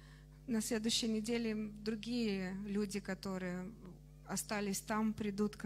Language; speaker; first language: Russian; non-native, fluent; Romanian